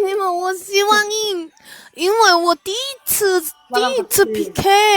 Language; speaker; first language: Chinese; non-native, learner; Korean